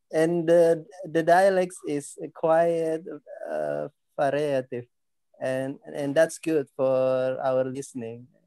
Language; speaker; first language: English; non-native, fluent; Malay